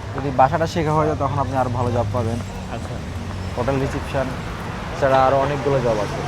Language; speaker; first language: Bangla; native; Bangla